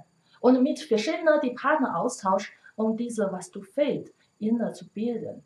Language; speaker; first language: German; non-native, learner; Chinese